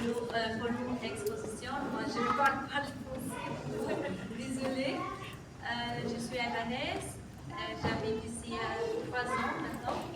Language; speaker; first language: French; non-native, learner; Albanian